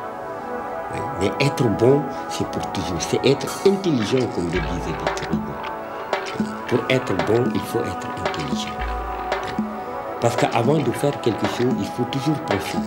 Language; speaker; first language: French; non-native, local second language; Wolof